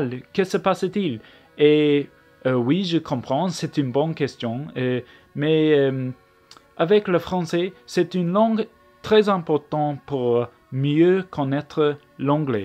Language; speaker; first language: French; non-native, learner; English